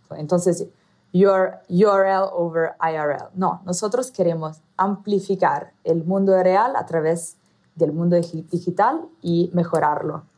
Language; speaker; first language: Spanish; non-native, fluent; Italian